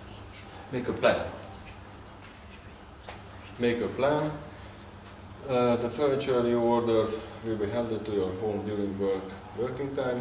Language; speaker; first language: English; non-native, learner; Hungarian